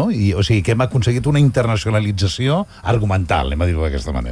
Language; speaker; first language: Catalan; native; Catalan